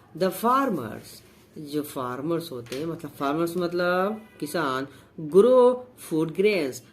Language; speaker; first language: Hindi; native; Hindi